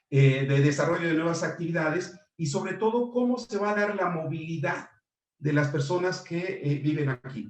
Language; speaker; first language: Spanish; native; Spanish